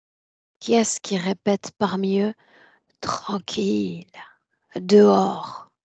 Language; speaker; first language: French; native; French